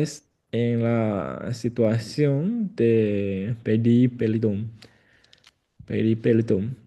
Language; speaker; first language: Spanish; non-native, fluent; Chinese